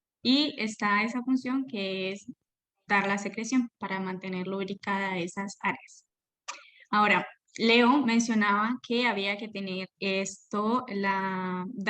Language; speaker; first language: Spanish; native; Spanish